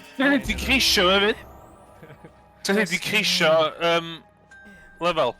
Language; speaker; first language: Welsh; native; Welsh